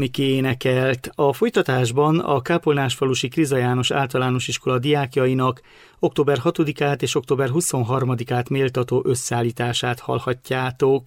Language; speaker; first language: Hungarian; native; Hungarian